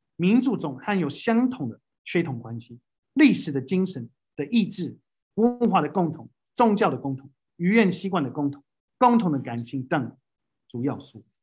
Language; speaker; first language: Chinese; non-native, fluent; English